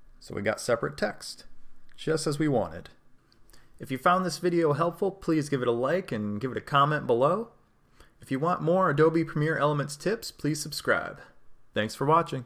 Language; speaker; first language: English; native; English